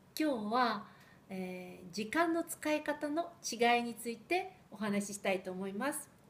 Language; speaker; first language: Japanese; early bilingual, heritage; Japanese